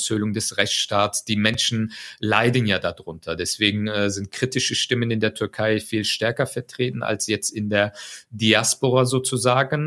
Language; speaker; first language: German; early bilingual, other home language; Turkish